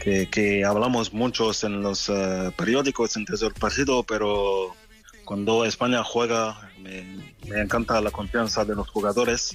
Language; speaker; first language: Spanish; non-native, fluent; French